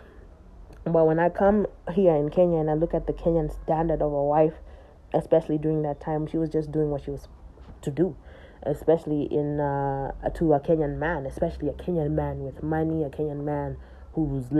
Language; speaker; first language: English; native; English